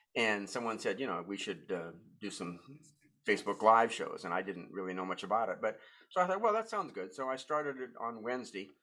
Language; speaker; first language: English; native; English